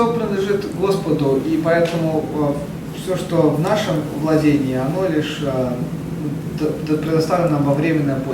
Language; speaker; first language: Russian; native; Russian